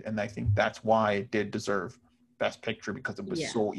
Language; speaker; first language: English; native; English